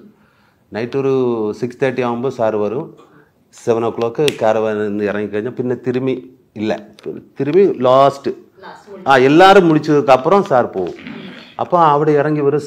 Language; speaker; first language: Tamil; non-native, learner; Malayalam